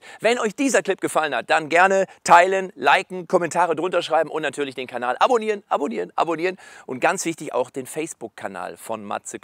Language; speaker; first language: German; native; German